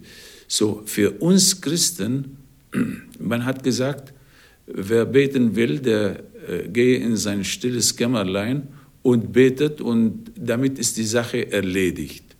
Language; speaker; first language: German; non-native, fluent; Arabic